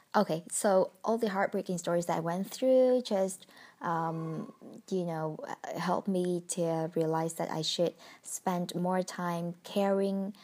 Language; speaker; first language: English; non-native, fluent; Vietnamese